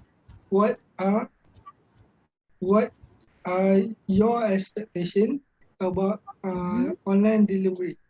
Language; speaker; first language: English; non-native, local second language; Malay